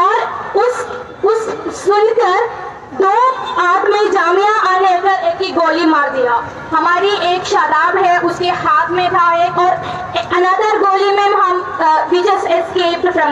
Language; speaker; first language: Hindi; non-native, local second language; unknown